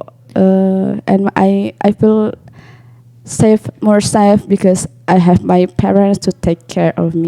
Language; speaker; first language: English; non-native, learner; Indonesian